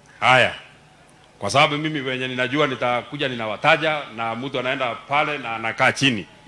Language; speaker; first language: Swahili; non-native, local second language; Kikuyu